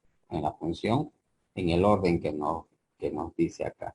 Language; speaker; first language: Spanish; native; Spanish